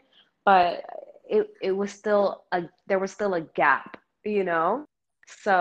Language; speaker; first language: English; early bilingual, other home language; Spanish